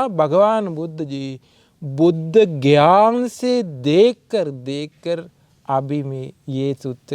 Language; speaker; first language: Hindi; non-native, fluent; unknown